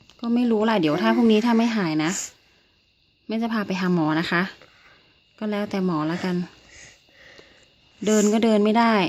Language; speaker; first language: Thai; native; Thai